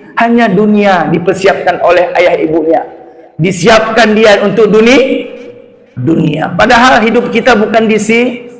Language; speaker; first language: Indonesian; non-native, local second language; Achinese